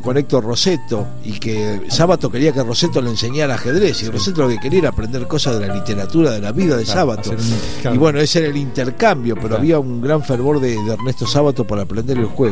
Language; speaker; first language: Spanish; native; Spanish